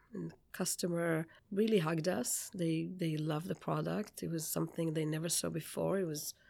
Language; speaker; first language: English; non-native, fluent; Hebrew